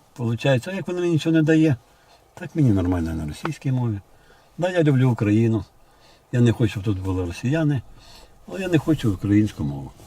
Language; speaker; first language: Ukrainian; non-native, local second language; Russian